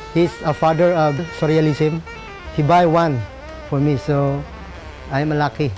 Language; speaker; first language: English; non-native, local second language; Waray